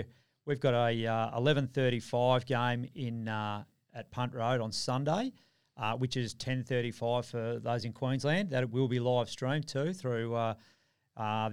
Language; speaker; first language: English; native; English